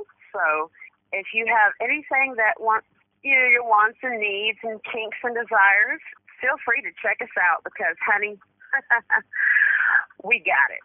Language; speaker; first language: English; native; English